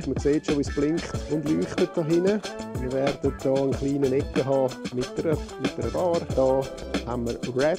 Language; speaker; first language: German; native; German